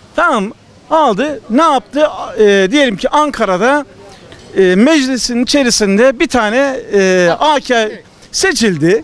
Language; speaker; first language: Turkish; native; Turkish